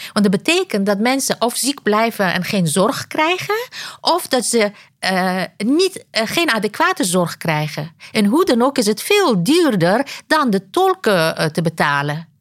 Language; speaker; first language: Dutch; non-native, fluent; Persian